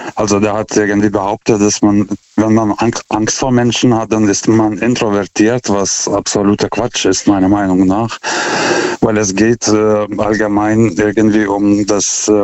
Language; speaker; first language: German; non-native, fluent; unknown